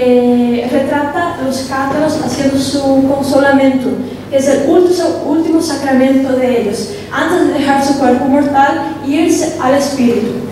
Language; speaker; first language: Spanish; non-native, local second language; Portuguese